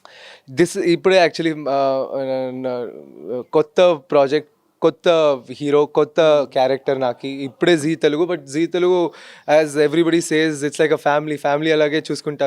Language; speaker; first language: Telugu; non-native, fluent; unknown